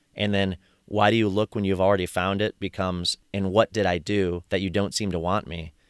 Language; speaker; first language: English; native; English